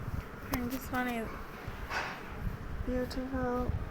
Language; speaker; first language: English; non-native, learner; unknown